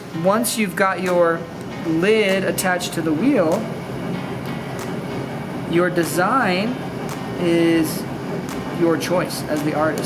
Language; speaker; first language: English; native; English